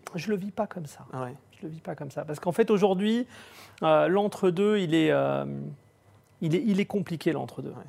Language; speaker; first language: French; native; French